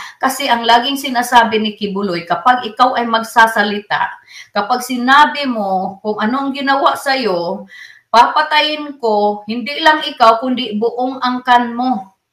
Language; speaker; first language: Filipino; non-native, local second language; Cebuano